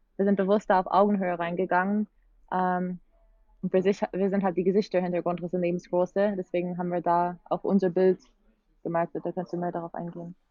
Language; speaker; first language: German; non-native, fluent; English